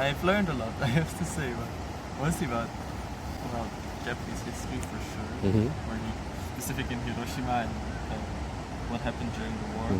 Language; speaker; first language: English; non-native, fluent; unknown